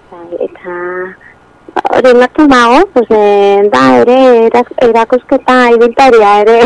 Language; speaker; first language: Basque; non-native, local second language; Spanish